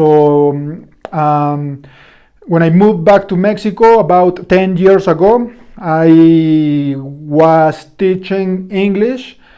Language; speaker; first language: English; non-native, fluent; Spanish